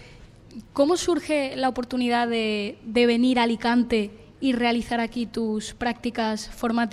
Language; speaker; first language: Spanish; native; Spanish